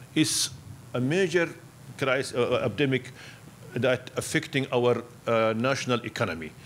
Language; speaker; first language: English; non-native, fluent; Arabic